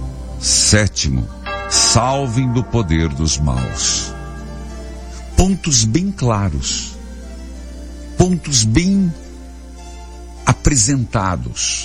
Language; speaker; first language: Portuguese; native; Portuguese